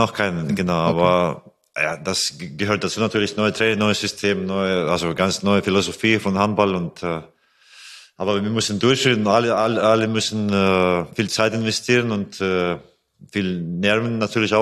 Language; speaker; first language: German; non-native, fluent; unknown